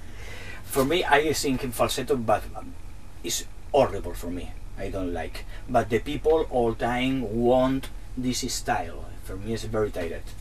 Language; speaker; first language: English; non-native, learner; Spanish